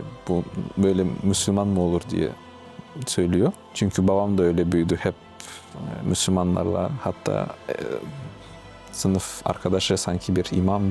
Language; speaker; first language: Turkish; non-native, fluent; Russian